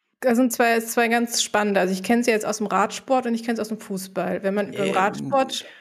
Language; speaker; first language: German; native; German